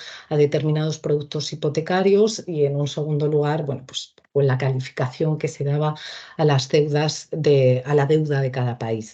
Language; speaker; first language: Spanish; native; Spanish